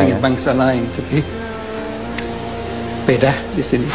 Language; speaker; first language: Indonesian; non-native, fluent; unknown